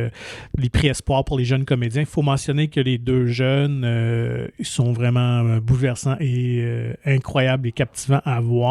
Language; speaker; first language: French; native; French